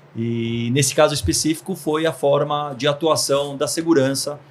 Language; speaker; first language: Portuguese; early bilingual, other home language; Hebrew